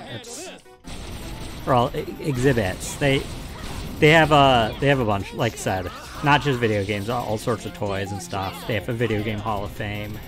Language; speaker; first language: English; native; English